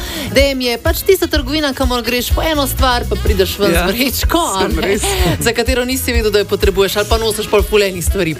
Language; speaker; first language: Slovenian; native; Slovenian